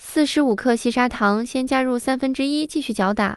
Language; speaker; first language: Chinese; native; Chinese